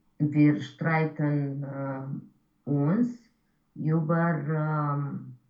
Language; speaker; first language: German; non-native, learner; Romanian